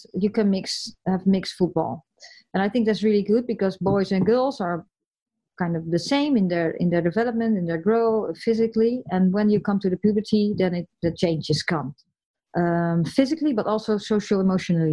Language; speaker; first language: English; non-native, fluent; Dutch